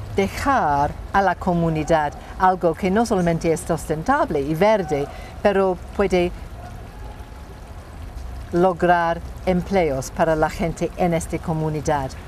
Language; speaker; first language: Spanish; non-native, fluent; English